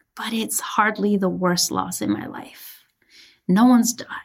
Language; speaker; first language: English; early bilingual, other home language; Persian